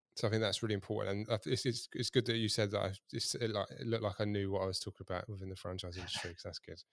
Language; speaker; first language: English; native; English